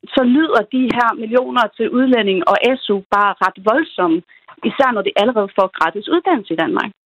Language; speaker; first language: Danish; non-native, local second language; Faroese